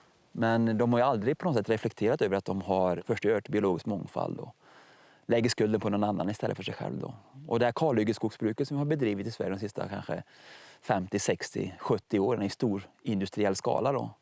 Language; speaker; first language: Swedish; native; Swedish